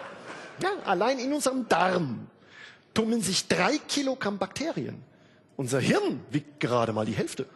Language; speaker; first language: German; native; German